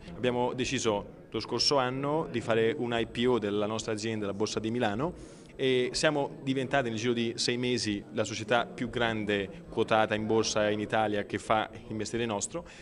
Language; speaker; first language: Italian; native; Italian